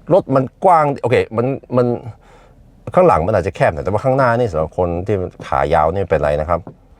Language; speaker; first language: Thai; non-native, fluent; Norwegian